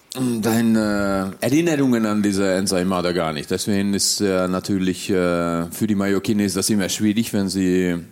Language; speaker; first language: German; early bilingual, other home language; Hungarian